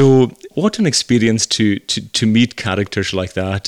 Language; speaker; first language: English; native; English